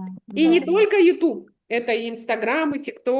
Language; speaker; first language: Russian; native; Russian